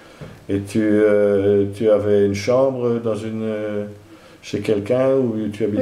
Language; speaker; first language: French; non-native, fluent; Dutch